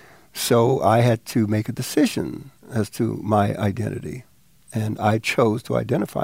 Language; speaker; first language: English; early bilingual, other home language; Spanish